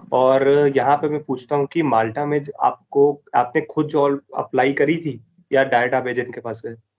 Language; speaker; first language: Hindi; native; Hindi